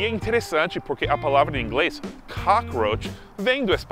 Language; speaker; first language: Portuguese; non-native, fluent; English